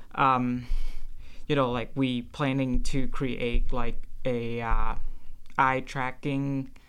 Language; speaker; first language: English; non-native, fluent; Vietnamese